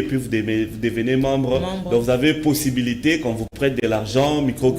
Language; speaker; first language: French; non-native, local second language; Lingala